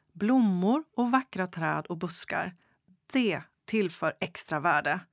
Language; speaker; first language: Swedish; native; Swedish